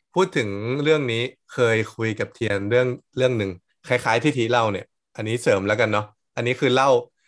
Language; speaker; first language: Thai; native; Thai